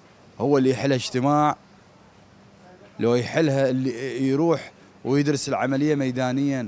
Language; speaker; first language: Arabic; native; Arabic